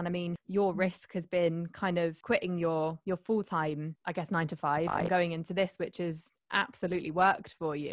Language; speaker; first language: English; native; English